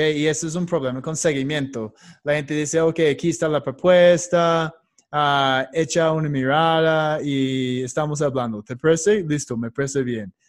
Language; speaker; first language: Spanish; non-native, fluent; English